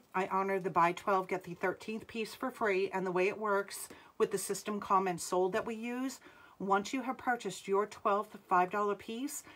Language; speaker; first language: English; native; English